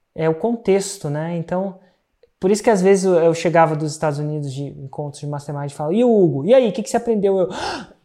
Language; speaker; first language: Portuguese; native; Portuguese